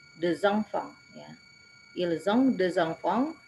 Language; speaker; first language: French; non-native, fluent; Indonesian